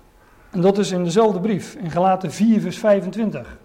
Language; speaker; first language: Dutch; native; Dutch